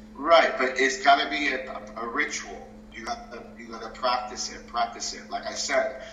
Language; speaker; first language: English; early bilingual, other home language; Spanish